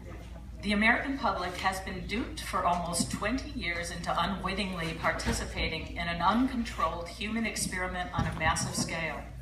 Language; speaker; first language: English; native; English